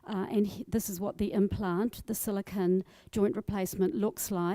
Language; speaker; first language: English; native; English